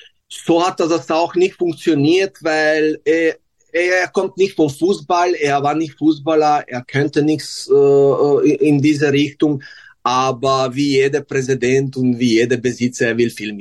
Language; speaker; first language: German; non-native, fluent; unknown